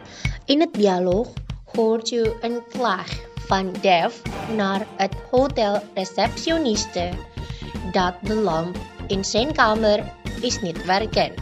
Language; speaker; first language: Dutch; non-native, learner; Indonesian